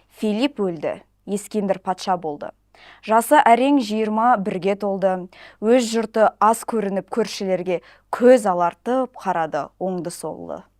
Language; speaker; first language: Kazakh; non-native, local second language; Russian